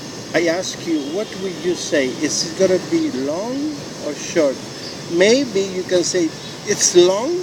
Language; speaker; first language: English; non-native, fluent; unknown